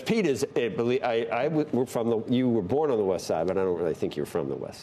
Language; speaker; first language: English; native; English